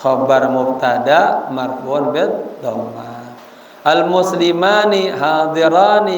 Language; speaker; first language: Arabic; non-native, fluent; Indonesian